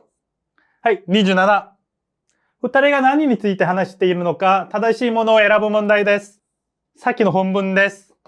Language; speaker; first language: Japanese; non-native, fluent; Korean